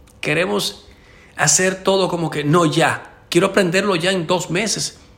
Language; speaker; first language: Spanish; native; Spanish